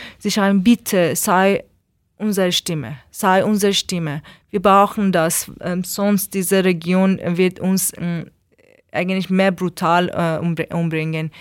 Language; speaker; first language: German; non-native, learner; Persian